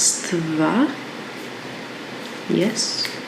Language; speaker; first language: Russian; non-native, learner; English